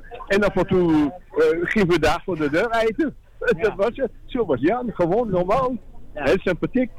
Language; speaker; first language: Dutch; non-native, fluent; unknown